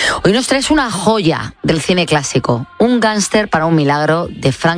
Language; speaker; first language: Spanish; native; Spanish